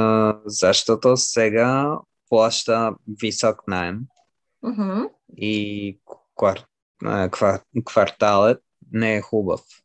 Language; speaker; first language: Bulgarian; non-native, learner; French